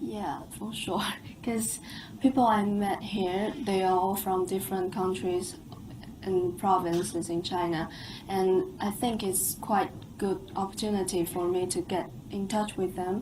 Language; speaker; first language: English; non-native, fluent; Chinese